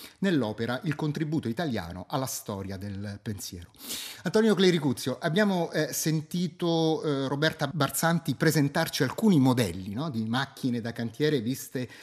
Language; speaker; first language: Italian; native; Italian